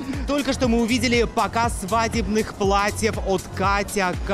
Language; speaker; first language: Russian; native; Russian